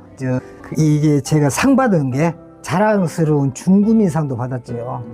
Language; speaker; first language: Korean; native; Korean